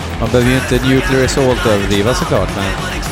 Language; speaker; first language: Swedish; native; Swedish